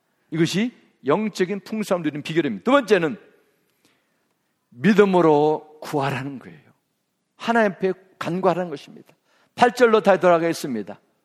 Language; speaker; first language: Korean; native; Korean